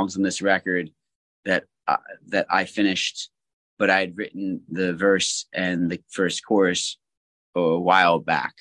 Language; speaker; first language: English; native; English